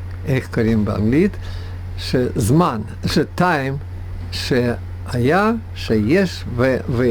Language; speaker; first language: Hebrew; non-native, learner; Russian